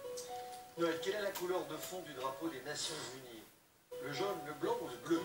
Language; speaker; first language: French; native; French